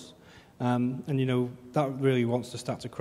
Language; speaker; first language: English; native; English